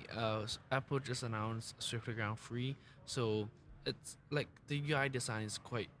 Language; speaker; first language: English; non-native, local second language; Cantonese